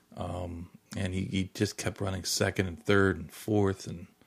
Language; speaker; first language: English; native; English